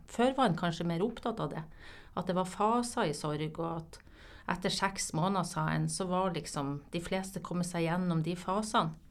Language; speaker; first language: Norwegian; native; Norwegian